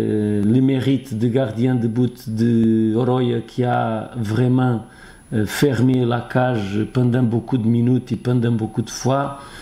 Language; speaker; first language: French; non-native, fluent; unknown